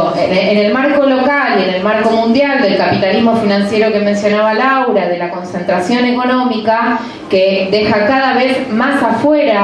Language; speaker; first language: Spanish; native; Spanish